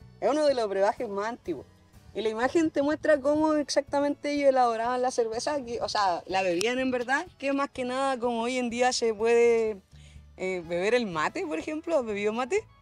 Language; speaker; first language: Spanish; native; Spanish